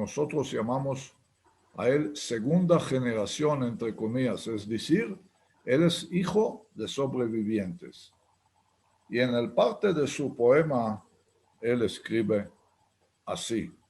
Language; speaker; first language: Spanish; non-native, fluent; Hebrew